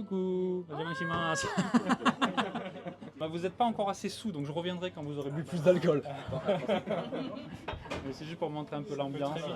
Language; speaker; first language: French; native; French